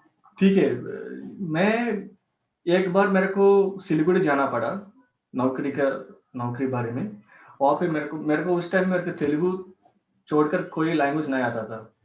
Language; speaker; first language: Hindi; non-native, local second language; Telugu